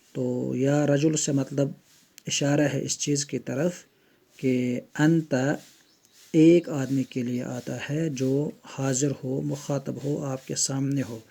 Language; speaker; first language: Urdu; non-native, local second language; Kashmiri